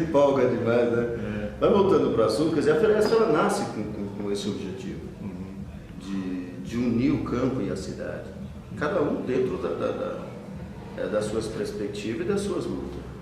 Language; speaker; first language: Portuguese; native; Portuguese